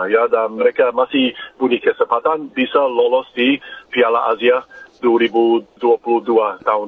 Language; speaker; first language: Indonesian; non-native, fluent; English